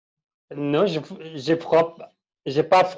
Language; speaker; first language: French; non-native, learner; Kurdish